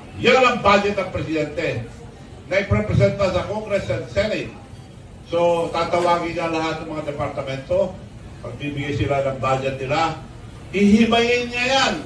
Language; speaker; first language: Filipino; non-native, local second language; Iloko